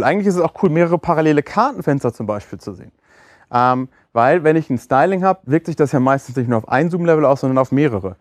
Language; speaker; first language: German; native; German